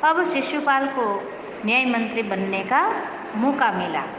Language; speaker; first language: Hindi; non-native, local second language; Gujarati